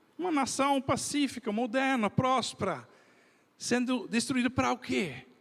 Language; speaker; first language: Portuguese; non-native, fluent; Dutch